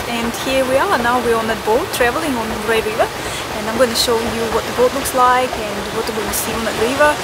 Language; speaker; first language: English; non-native, fluent; Russian